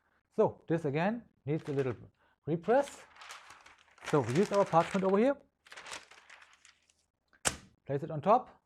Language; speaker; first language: English; non-native, fluent; German